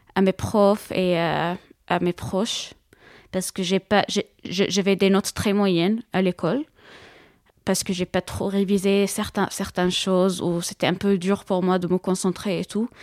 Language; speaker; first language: French; non-native, fluent; Arabic